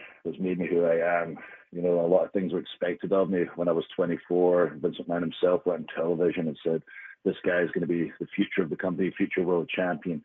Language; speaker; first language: English; native; English